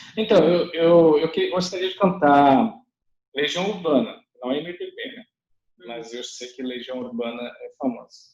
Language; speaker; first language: Portuguese; non-native, fluent; Chinese